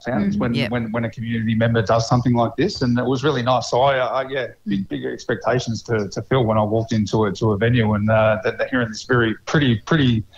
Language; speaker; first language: English; native; English